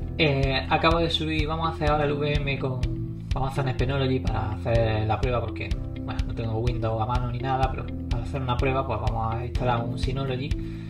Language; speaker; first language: Spanish; native; Spanish